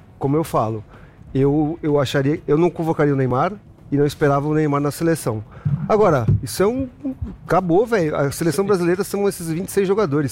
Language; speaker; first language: Portuguese; native; Portuguese